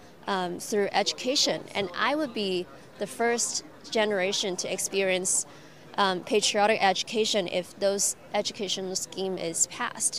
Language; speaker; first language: English; non-native, local second language; Cantonese